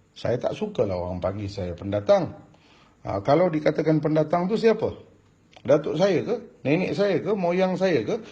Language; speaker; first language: Malay; non-native, local second language; Tamil